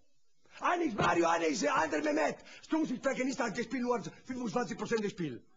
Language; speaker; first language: German; non-native, learner; Italian